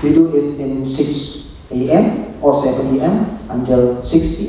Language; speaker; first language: English; non-native, local second language; Indonesian